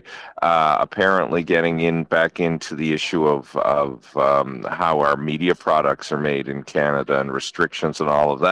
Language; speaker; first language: English; native; English